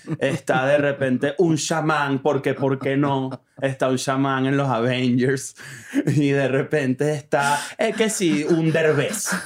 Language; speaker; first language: Spanish; native; Spanish